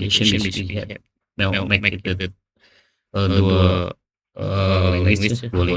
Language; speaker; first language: English; non-native, learner; Indonesian